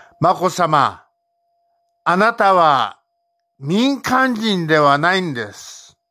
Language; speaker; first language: Japanese; native; Japanese